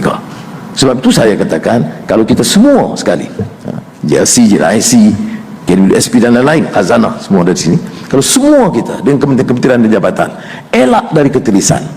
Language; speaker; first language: Malay; native; Malay